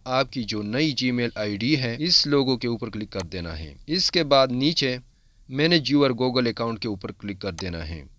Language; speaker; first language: Urdu; non-native, local second language; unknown